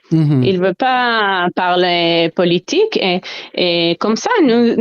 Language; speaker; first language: French; non-native, learner; Hebrew